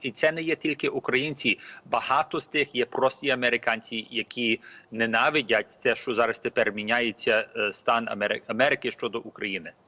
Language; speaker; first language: Ukrainian; early bilingual, heritage; Ukrainian